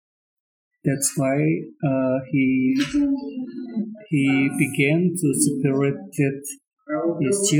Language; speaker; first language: English; non-native, learner; Indonesian